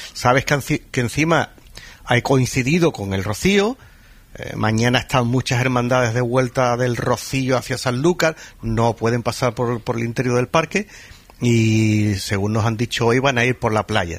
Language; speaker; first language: Spanish; native; Spanish